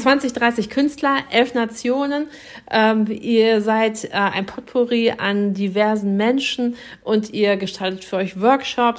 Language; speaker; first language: German; native; German